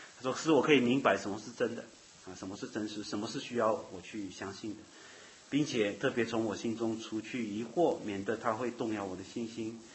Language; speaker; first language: Chinese; native; Chinese